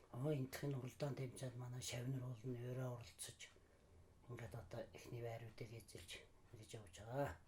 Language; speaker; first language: Mongolian; native; Mongolian